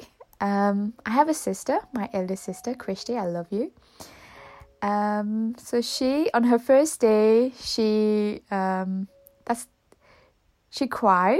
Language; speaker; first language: English; non-native, fluent; Morisyen